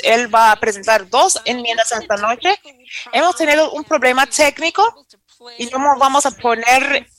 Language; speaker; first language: Spanish; non-native, fluent; English